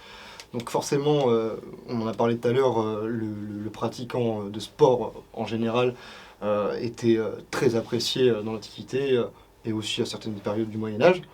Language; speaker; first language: French; native; French